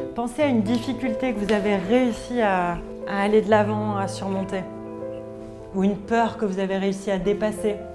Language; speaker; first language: French; native; French